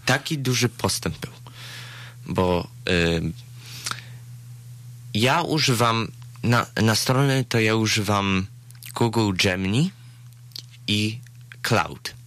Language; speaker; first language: Polish; early bilingual, heritage; Polish